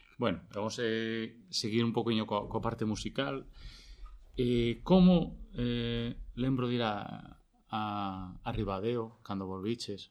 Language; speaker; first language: Galician; native; Galician